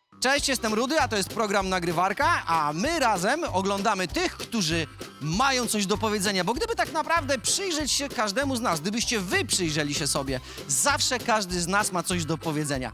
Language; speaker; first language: Polish; native; Polish